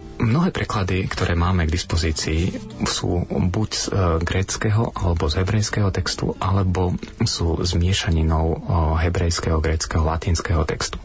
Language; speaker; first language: Slovak; native; Slovak